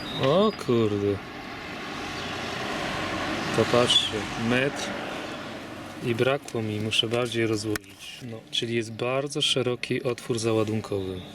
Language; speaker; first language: Polish; native; Polish